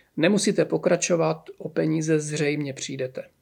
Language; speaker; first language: Czech; native; Czech